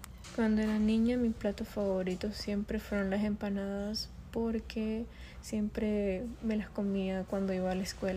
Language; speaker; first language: Spanish; early bilingual, other home language; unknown